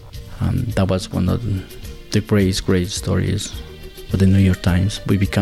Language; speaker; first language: English; non-native, learner; Spanish